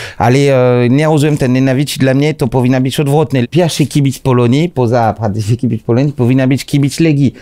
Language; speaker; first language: Polish; non-native, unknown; French